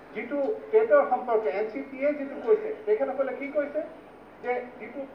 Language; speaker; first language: English; non-native, local second language; Assamese